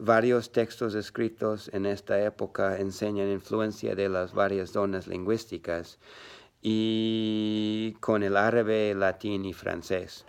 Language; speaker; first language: Spanish; non-native, learner; English